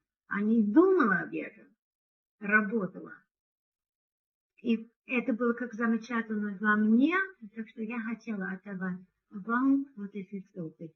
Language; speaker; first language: Russian; non-native, learner; English